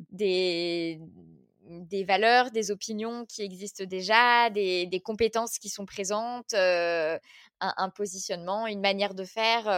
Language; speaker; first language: French; native; French